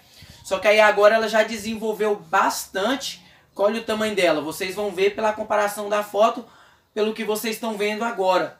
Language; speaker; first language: Portuguese; native; Portuguese